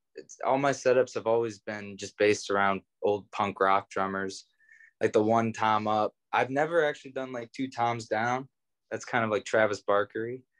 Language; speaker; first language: English; native; English